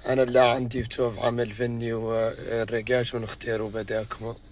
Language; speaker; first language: Arabic; native; Arabic